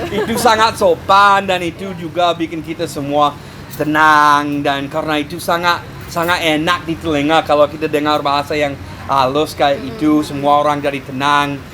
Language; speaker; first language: Indonesian; non-native, fluent; English